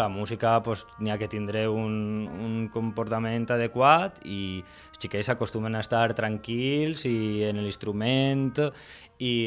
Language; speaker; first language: Catalan; native; Catalan